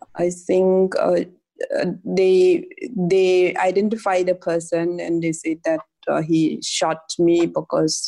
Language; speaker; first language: English; non-native, local second language; Adi